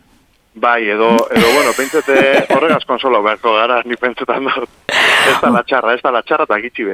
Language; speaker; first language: Basque; native; Basque